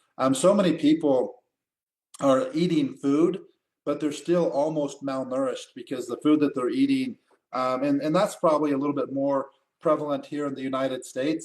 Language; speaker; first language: English; native; English